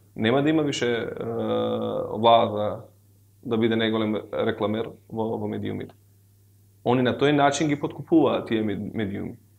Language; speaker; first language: Macedonian; non-native, local second language; Albanian